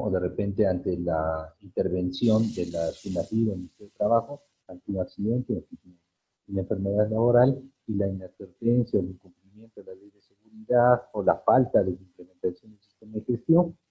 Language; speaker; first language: Spanish; native; Spanish